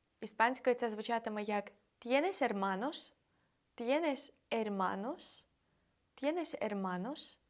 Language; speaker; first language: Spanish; non-native, fluent; Ukrainian